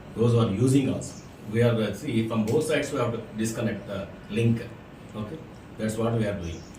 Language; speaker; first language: English; non-native, local second language; Telugu